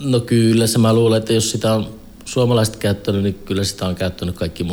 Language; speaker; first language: Finnish; native; Finnish